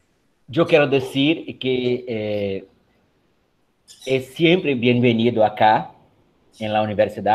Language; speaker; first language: Spanish; non-native, fluent; Portuguese